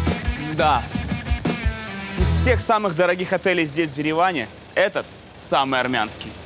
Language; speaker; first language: Russian; native; Russian